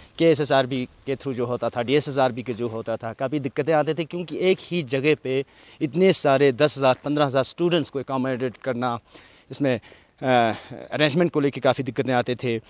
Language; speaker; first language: Hindi; non-native, local second language; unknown